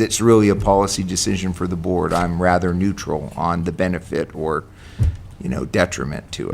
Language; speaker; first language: English; native; English